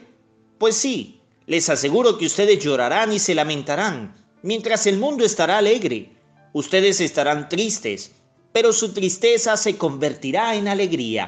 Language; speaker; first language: Spanish; native; Spanish